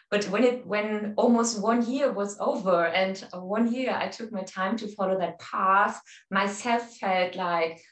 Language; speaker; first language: English; non-native, fluent; German